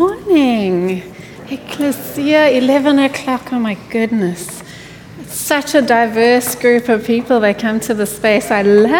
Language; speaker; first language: English; native; English